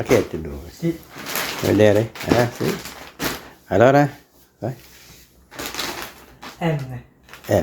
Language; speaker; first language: Italian; non-native, learner; Filipino